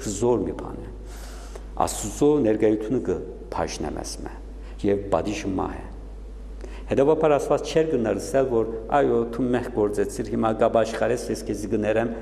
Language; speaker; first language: Armenian; early bilingual, heritage; Armenian